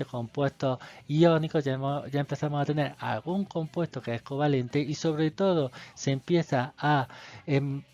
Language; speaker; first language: Spanish; native; Spanish